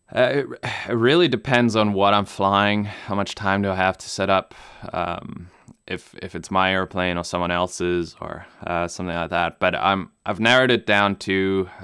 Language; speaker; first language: English; non-native, local second language; German